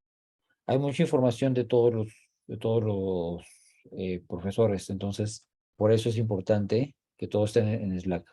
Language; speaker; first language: Spanish; native; Spanish